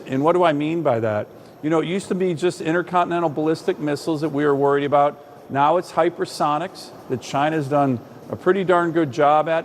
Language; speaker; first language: English; native; English